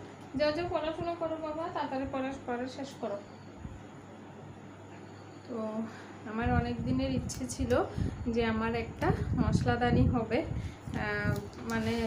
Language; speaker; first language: Bangla; native; Bangla